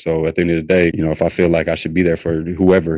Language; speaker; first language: English; native; English